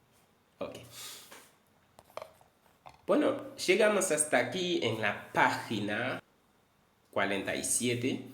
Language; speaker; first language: Spanish; non-native, fluent; Haitian Creole